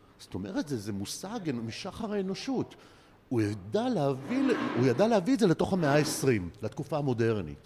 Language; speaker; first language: Hebrew; native; Hebrew